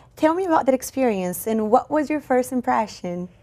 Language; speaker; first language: English; non-native, learner; Chinese